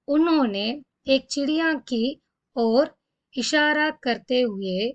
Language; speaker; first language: Hindi; non-native, local second language; Tamil